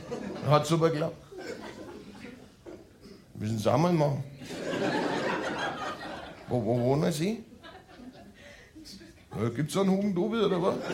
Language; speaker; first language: German; native; German